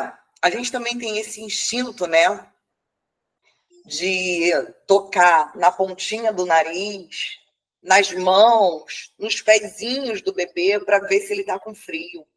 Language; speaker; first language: Portuguese; native; Portuguese